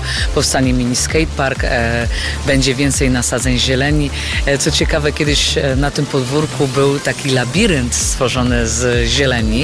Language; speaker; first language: Polish; native; Polish